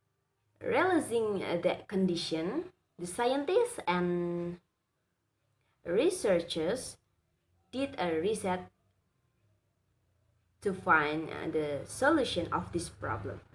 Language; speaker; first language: English; non-native, learner; Indonesian